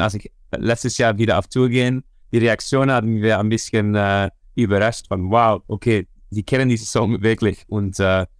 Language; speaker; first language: German; non-native, learner; Dutch